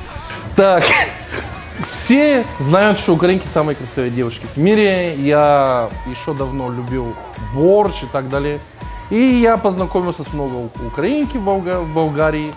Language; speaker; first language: Russian; non-native, learner; Bulgarian